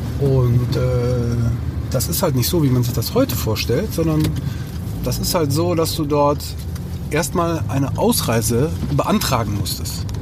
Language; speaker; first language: German; early bilingual, other home language; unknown